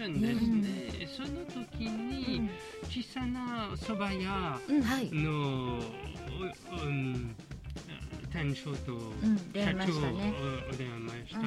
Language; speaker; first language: Japanese; non-native, fluent; French